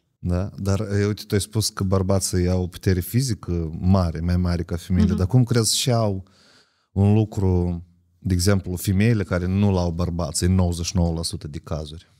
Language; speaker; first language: Romanian; native; Romanian